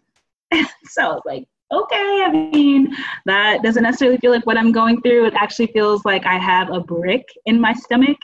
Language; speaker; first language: English; native; English